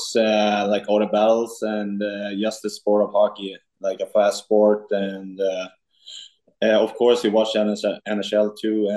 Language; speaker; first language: English; non-native, fluent; Swedish